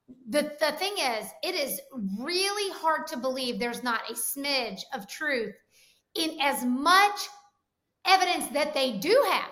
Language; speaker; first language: English; native; English